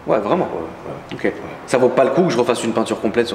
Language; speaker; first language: French; native; French